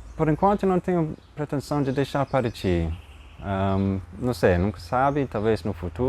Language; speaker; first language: Portuguese; non-native, fluent; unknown